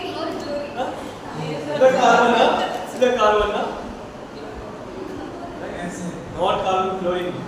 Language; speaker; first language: English; non-native, local second language; Hindi